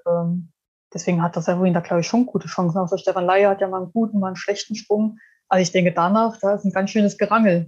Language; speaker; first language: German; native; German